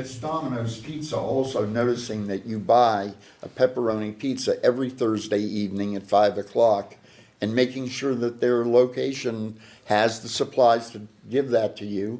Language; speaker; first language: English; native; English